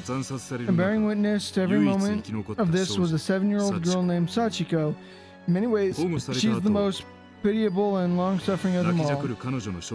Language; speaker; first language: English; native; English